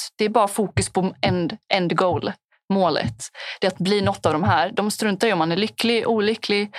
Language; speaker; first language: Swedish; early bilingual, other home language; Punjabi